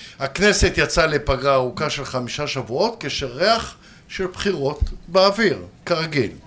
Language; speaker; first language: Hebrew; early bilingual, other home language; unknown